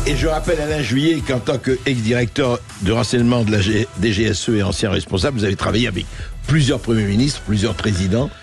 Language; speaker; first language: French; native; French